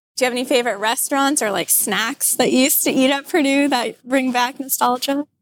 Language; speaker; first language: English; native; English